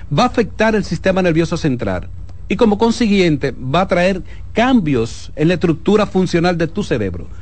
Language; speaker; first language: Spanish; native; Spanish